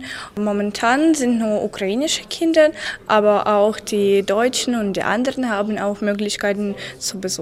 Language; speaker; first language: German; non-native, fluent; Ukrainian